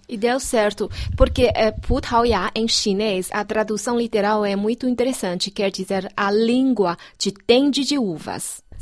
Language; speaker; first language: Portuguese; non-native, fluent; Chinese